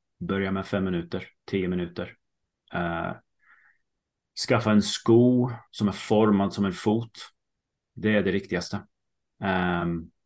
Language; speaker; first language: Swedish; early bilingual, heritage; Swedish